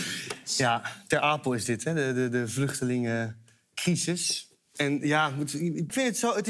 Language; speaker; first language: Dutch; native; Dutch